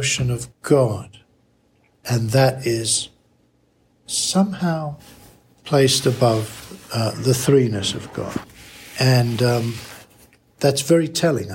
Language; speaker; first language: English; native; English